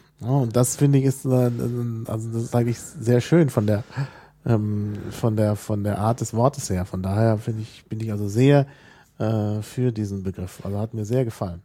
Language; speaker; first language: German; native; German